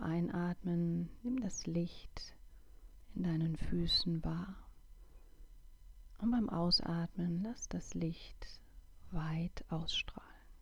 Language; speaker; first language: German; native; German